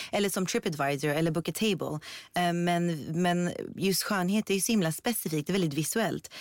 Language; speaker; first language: Swedish; early bilingual, other home language; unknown